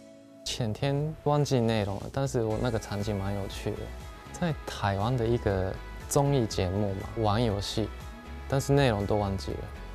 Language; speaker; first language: Chinese; non-native, fluent; Japanese